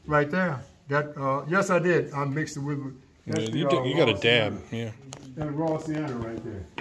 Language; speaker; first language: English; native; English